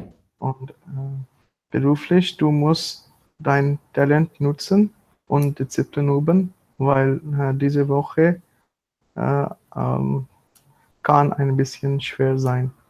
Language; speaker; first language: German; non-native, learner; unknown